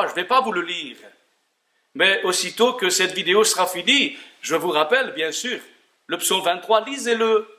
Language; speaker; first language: French; native; French